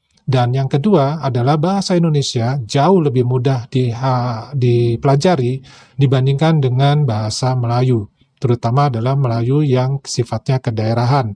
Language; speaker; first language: Indonesian; native; Indonesian